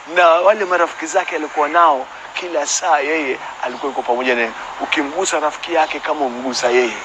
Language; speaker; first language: Swahili; native; Swahili